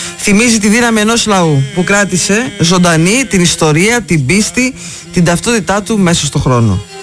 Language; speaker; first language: Greek; native; Greek